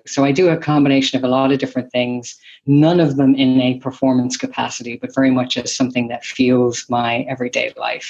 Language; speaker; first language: English; native; English